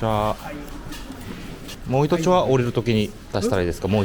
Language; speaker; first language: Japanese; non-native, learner; Korean